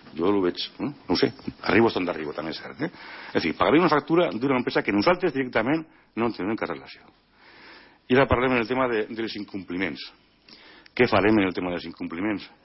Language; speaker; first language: Catalan; non-native, local second language; Spanish